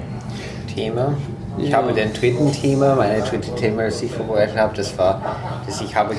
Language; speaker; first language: German; non-native, fluent; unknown